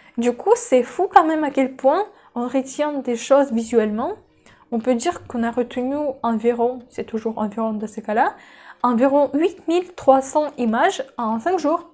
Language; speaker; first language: French; non-native, fluent; Russian